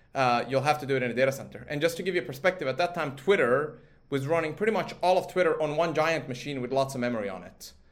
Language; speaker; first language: English; early bilingual, other home language; Swedish